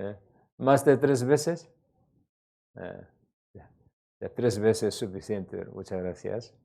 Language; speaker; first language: Spanish; non-native, learner; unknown